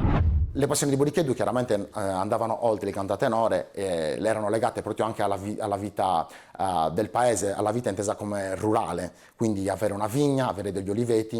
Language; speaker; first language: Italian; native; Italian